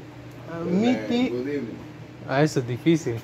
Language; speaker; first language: Spanish; non-native, learner; English